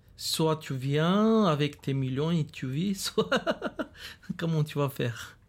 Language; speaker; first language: French; non-native, fluent; Bulgarian